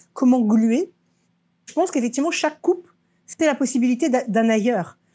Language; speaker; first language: French; early bilingual, other home language; Russian